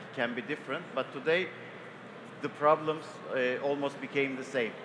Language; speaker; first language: English; non-native, fluent; Turkish